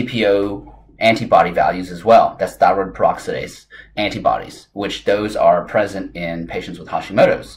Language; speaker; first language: English; native; English